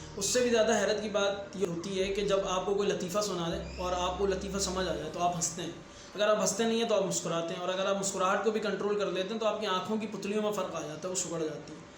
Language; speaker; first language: Urdu; native; Urdu